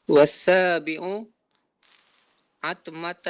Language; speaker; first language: Arabic; non-native, learner; Malay